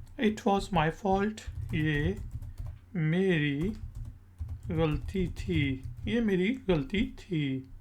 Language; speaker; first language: Urdu; native; Urdu